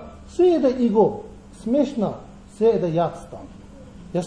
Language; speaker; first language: Russian; non-native, learner; Tibetan